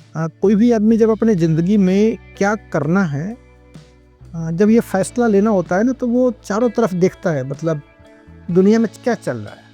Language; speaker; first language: Hindi; native; Hindi